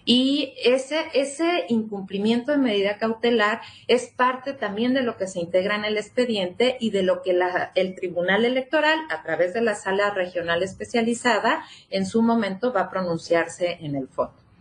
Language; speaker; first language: Spanish; native; Spanish